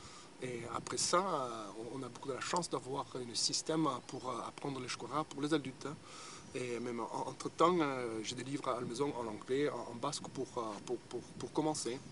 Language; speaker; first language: French; early bilingual, heritage; English